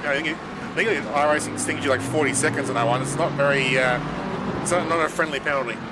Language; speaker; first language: English; native; English